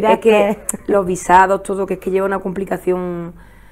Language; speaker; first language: Spanish; native; Spanish